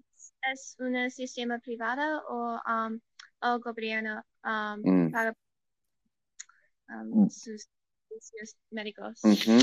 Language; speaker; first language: Spanish; non-native, learner; English